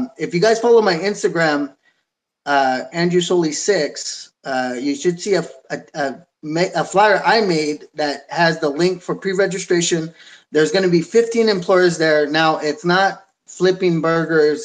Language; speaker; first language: English; native; English